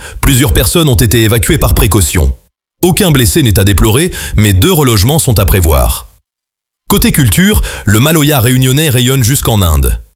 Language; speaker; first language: French; native; French